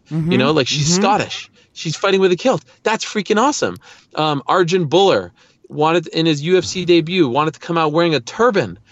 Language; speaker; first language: English; native; English